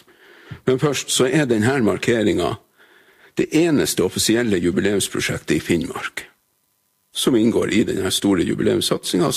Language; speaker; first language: Norwegian; native; Norwegian